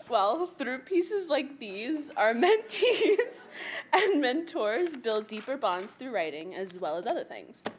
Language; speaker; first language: English; native; English